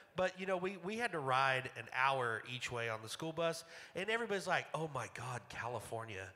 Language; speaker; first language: English; native; English